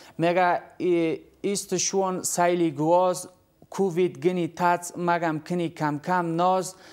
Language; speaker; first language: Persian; non-native, local second language; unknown